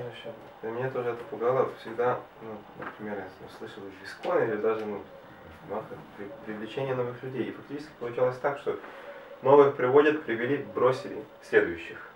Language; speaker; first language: Russian; native; Russian